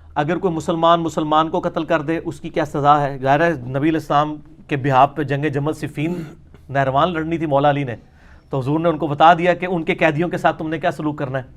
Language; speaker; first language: Urdu; non-native, local second language; Punjabi